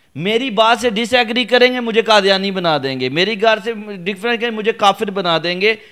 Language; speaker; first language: Urdu; non-native, local second language; Punjabi